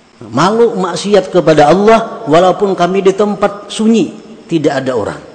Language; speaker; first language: Indonesian; non-native, local second language; Banjar